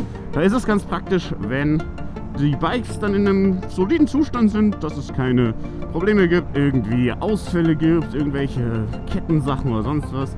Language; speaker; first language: German; native; German